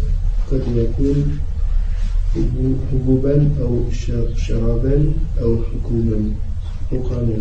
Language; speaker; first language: Arabic; non-native, learner; French